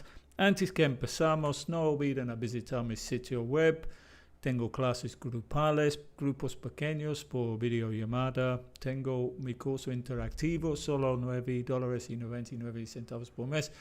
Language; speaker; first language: Spanish; non-native, fluent; English